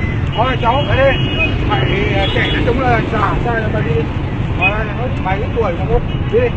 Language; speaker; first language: Vietnamese; native; Vietnamese